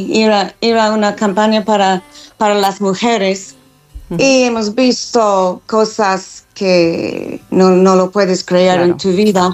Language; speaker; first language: Spanish; non-native, fluent; English